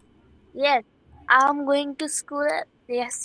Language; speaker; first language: English; non-native, learner; Bangla